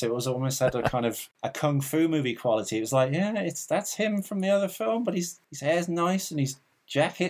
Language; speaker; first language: English; native; English